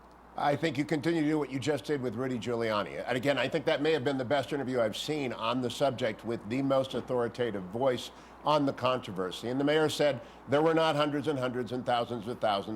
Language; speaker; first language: English; native; English